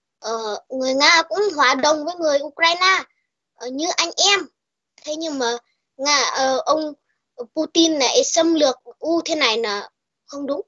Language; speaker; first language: Vietnamese; early bilingual, heritage; Vietnamese